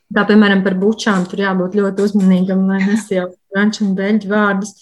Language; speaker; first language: Latvian; native; Latvian